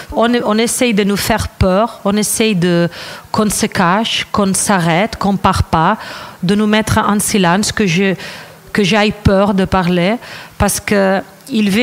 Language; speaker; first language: French; non-native, fluent; Catalan